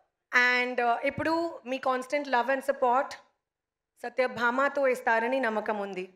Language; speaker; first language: Telugu; non-native, learner; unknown